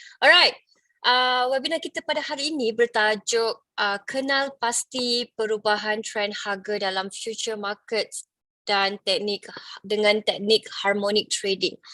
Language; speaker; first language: Malay; native; Malay